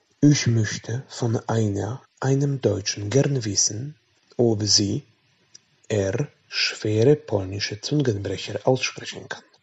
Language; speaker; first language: German; non-native, fluent; Polish